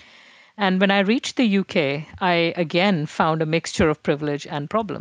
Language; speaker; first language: English; non-native, local second language; Hindi